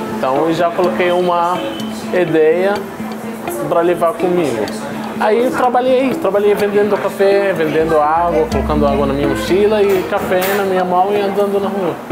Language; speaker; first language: Portuguese; non-native, learner; Arabic